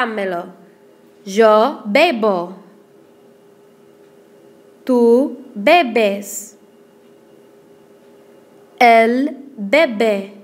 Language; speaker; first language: Spanish; non-native, fluent; English